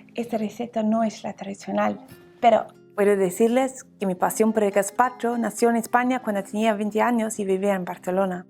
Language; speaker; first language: Spanish; non-native, learner; English